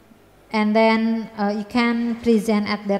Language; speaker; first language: English; non-native, learner; Indonesian